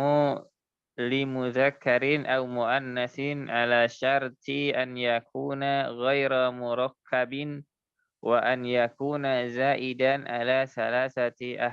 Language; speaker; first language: Arabic; non-native, learner; Indonesian